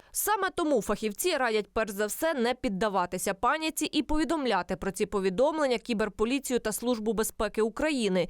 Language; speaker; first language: Ukrainian; native; Ukrainian